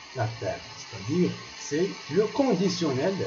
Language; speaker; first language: French; non-native, local second language; Arabic